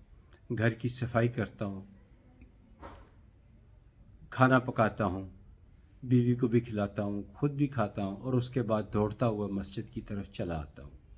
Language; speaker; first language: Urdu; native; Urdu